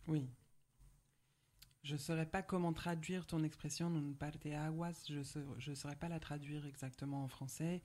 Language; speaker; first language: French; native; French